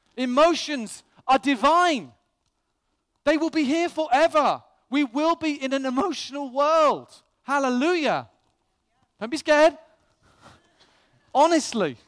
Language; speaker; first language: English; native; English